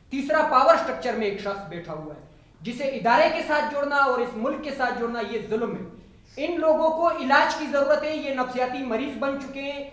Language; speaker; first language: Urdu; non-native, local second language; Pashto